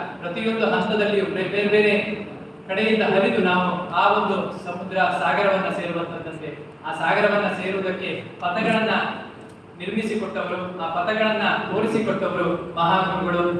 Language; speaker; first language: Kannada; native; Kannada